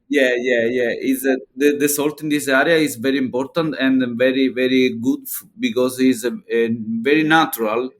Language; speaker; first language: English; non-native, learner; Italian